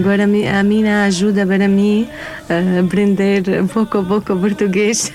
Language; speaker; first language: Portuguese; non-native, learner; Arabic